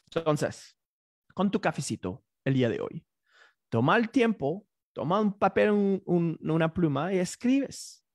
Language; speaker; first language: Spanish; non-native, fluent; French